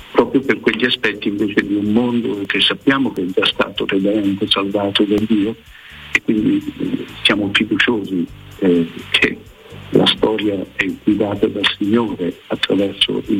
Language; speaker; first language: Italian; native; Italian